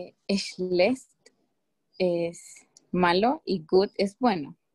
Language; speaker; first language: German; non-native, learner; Spanish